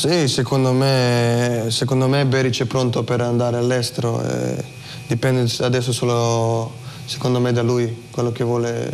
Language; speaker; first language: Italian; non-native, fluent; Slovenian